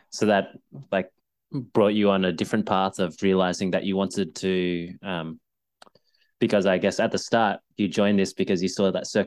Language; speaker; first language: English; native; English